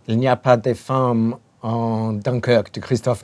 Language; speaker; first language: French; non-native, learner; English